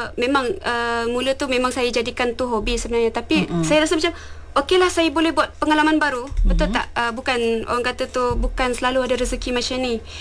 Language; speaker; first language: Malay; non-native, local second language; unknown